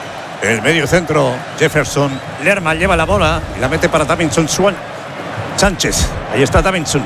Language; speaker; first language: Spanish; native; Spanish